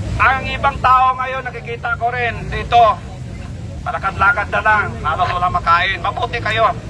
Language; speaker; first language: Filipino; non-native, local second language; Cebuano